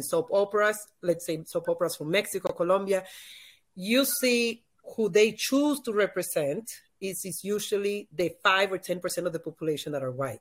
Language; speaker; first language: English; non-native, fluent; Spanish